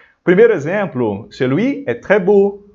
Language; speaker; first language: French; non-native, fluent; Portuguese